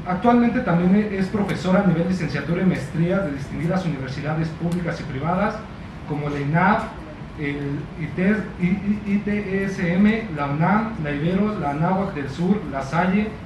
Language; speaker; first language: Spanish; native; Spanish